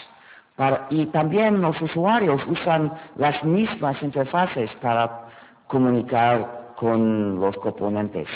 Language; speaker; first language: Spanish; non-native, fluent; English